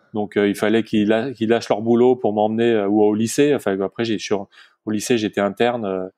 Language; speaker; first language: French; native; French